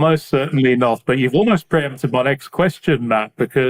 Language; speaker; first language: English; native; English